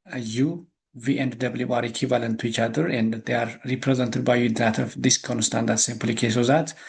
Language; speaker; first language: English; non-native, local second language; Amharic